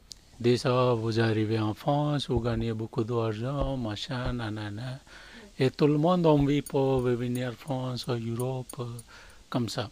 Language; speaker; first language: French; non-native, learner; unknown